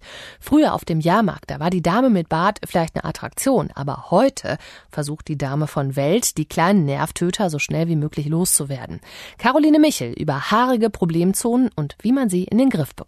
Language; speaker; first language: German; native; German